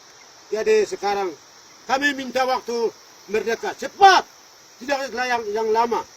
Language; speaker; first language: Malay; non-native, local second language; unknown